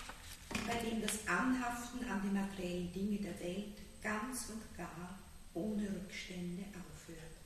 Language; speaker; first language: German; native; German